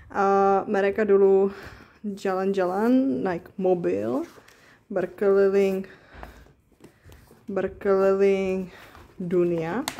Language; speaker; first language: Indonesian; non-native, fluent; Czech